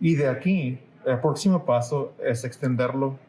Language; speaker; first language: Spanish; early bilingual, heritage; Spanish